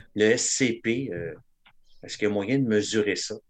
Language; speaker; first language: French; native; French